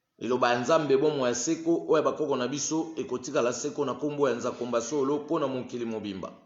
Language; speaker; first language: Lingala; non-native, local second language; Kongo